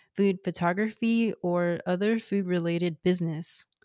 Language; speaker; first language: English; early bilingual, other home language; Cantonese